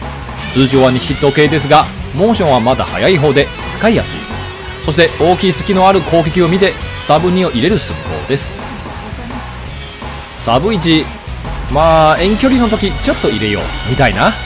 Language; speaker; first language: Japanese; non-native, fluent; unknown